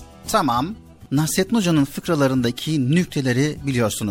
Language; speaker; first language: Turkish; native; Turkish